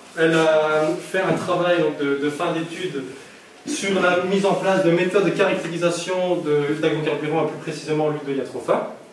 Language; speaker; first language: French; native; French